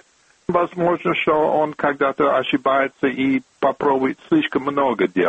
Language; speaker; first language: Russian; non-native, fluent; English